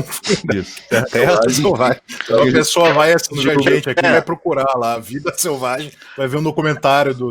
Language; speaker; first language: Portuguese; native; Portuguese